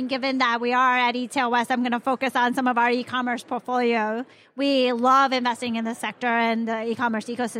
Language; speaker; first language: English; non-native, local second language; Cantonese